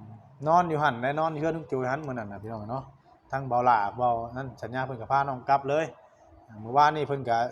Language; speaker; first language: Thai; non-native, local second language; Lao